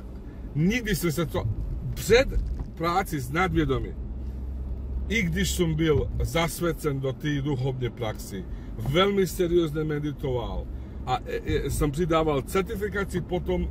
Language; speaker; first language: Czech; non-native, fluent; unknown